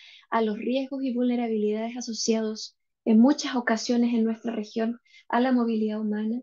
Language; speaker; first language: Spanish; native; Spanish